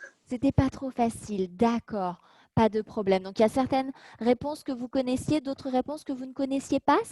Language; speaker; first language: French; native; French